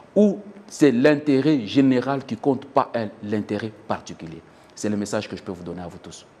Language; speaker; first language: French; non-native, local second language; Swahili